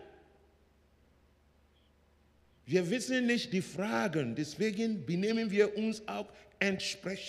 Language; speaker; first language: German; non-native, learner; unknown